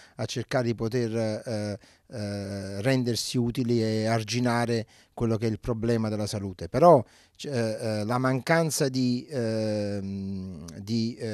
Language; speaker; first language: Italian; native; Italian